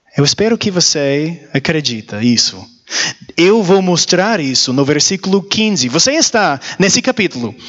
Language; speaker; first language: Portuguese; non-native, learner; English